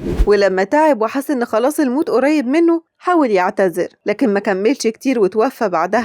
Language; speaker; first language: Arabic; native; Arabic